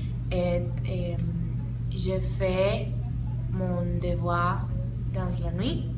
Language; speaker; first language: French; non-native, learner; Spanish